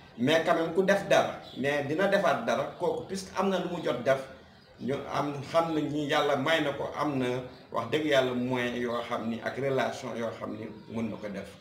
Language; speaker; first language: Wolof; non-native, local second language; Fula